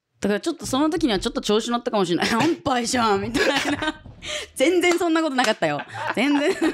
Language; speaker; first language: Japanese; early bilingual, other home language; English